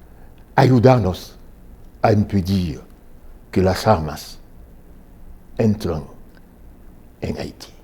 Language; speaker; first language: Spanish; non-native, fluent; Haitian Creole